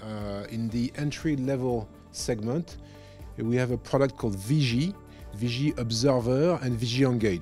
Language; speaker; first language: English; non-native, fluent; French